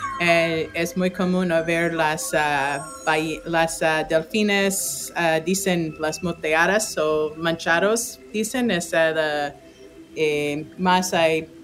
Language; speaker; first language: Spanish; non-native, fluent; English